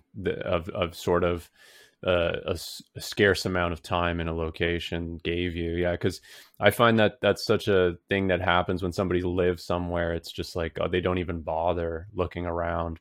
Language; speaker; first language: English; native; English